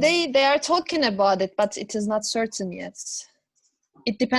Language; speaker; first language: English; non-native, fluent; Turkish